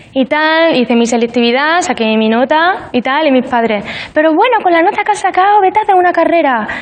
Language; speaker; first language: Spanish; native; Spanish